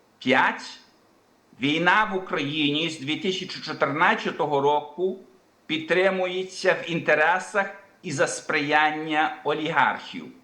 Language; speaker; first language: Ukrainian; early bilingual, heritage; Ukrainian